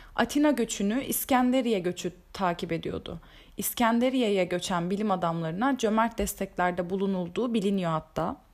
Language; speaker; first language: Turkish; native; Turkish